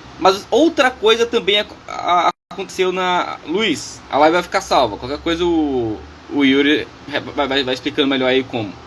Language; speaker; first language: Portuguese; native; Portuguese